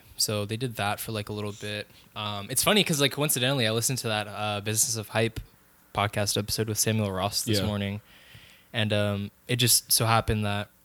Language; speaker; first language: English; early bilingual, other home language; Filipino